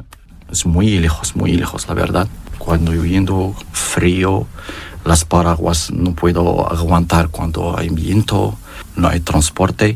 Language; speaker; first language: Spanish; non-native, learner; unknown